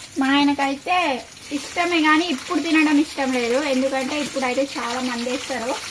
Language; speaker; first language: Telugu; native; Telugu